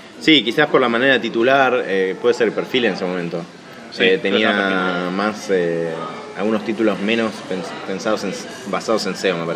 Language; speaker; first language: Spanish; native; Spanish